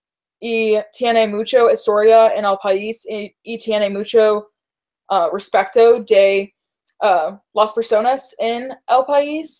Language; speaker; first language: Spanish; non-native, learner; English